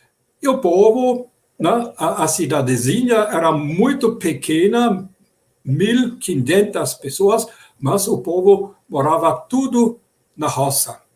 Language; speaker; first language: Portuguese; non-native, fluent; German